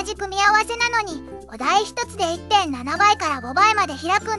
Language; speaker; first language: Japanese; native; Japanese